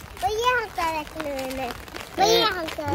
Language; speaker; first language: Icelandic; early bilingual, heritage; Icelandic